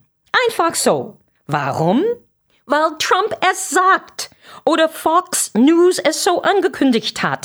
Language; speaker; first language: German; non-native, fluent; English